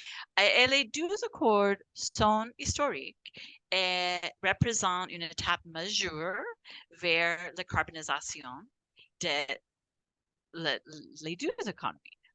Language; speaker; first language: French; non-native, fluent; English